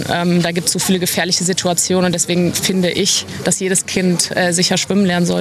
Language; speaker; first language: German; native; German